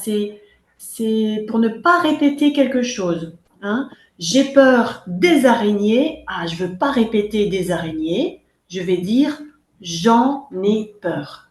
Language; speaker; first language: French; native; French